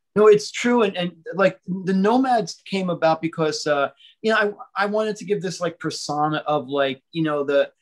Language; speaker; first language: English; native; English